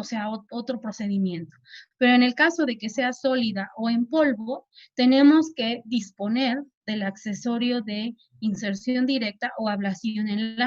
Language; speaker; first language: Spanish; native; Spanish